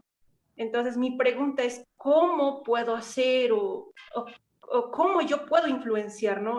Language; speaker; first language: Spanish; non-native, local second language; Quechua